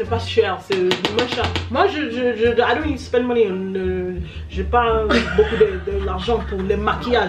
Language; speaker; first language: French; early bilingual, heritage; French